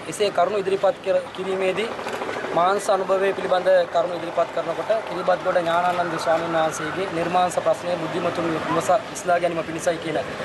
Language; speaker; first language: Sinhala; non-native, local second language; Tamil